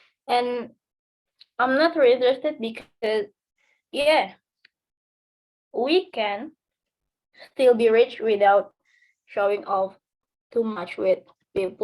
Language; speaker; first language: English; non-native, learner; Indonesian